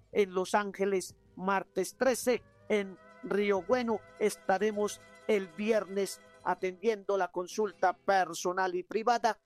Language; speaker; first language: Spanish; non-native, learner; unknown